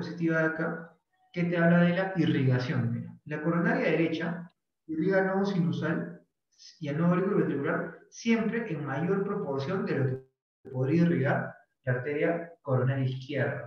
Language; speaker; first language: Spanish; native; Spanish